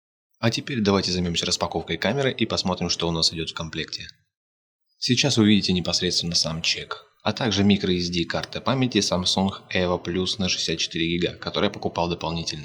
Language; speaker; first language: Russian; native; Russian